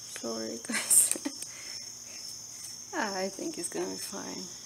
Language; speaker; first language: English; non-native, fluent; Russian